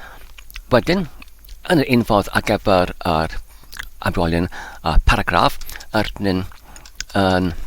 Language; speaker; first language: Welsh; non-native, learner; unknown